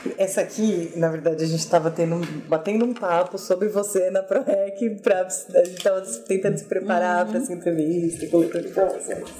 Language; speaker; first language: Portuguese; native; Portuguese